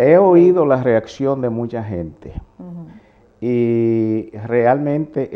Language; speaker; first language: Spanish; native; Spanish